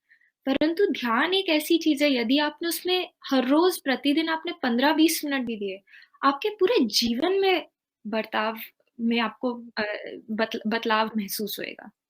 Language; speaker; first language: Hindi; native; Hindi